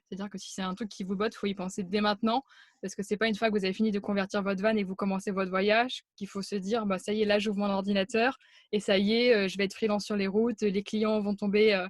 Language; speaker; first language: French; native; French